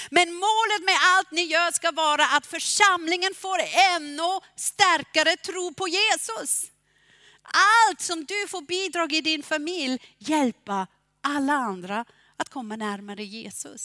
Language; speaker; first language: Swedish; non-native, fluent; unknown